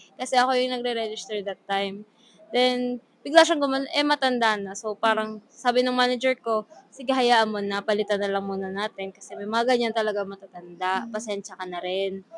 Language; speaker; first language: Filipino; non-native, local second language; Bikol